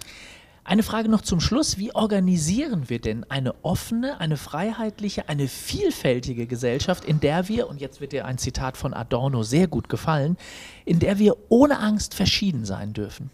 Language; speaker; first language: German; native; German